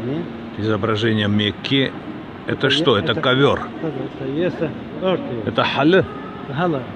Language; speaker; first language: Russian; native; Russian